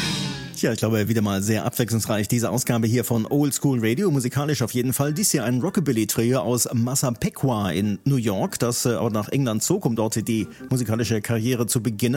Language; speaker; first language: German; native; German